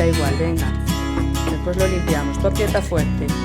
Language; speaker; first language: Spanish; native; Spanish